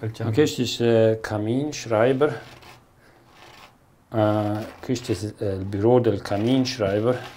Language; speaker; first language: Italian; non-native, local second language; German